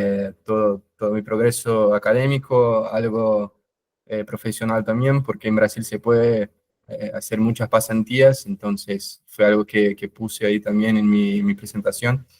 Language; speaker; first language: Spanish; non-native, fluent; Portuguese